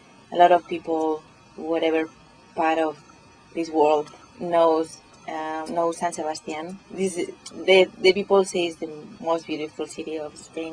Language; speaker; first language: English; non-native, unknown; Spanish